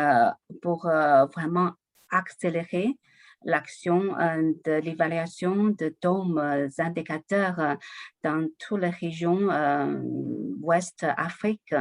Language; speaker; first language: French; non-native, learner; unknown